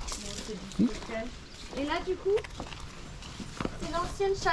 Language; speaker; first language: French; native; French